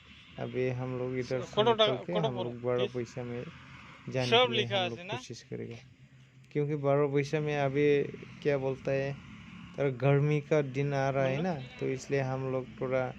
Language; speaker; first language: Hindi; non-native, local second language; Bodo